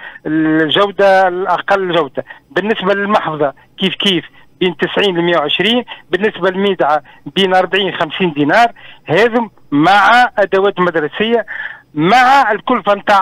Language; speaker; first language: Arabic; native; Arabic